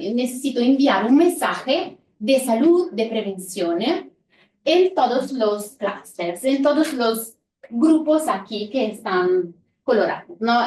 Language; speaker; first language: Spanish; non-native, fluent; Italian